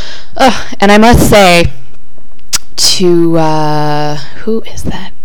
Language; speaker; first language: English; native; English